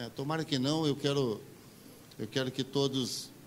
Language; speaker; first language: Portuguese; native; Portuguese